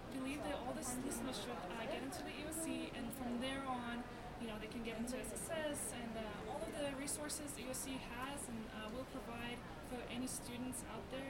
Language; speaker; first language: English; non-native, fluent; Russian